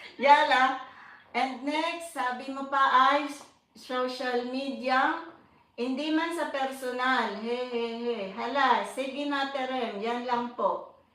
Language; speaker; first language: Filipino; non-native, local second language; Cebuano